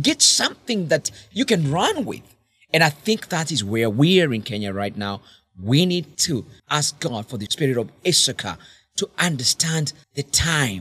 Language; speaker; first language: English; non-native, local second language; Kikuyu